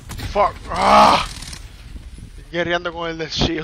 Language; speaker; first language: Spanish; native; Spanish